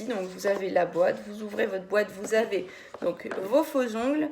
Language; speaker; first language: French; native; French